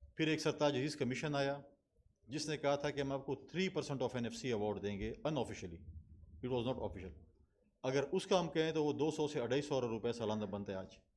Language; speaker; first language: Urdu; non-native, local second language; Pashto